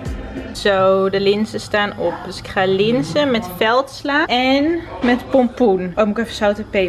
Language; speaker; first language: Dutch; native; Dutch